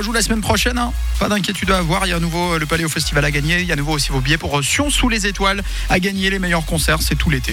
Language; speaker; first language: French; native; French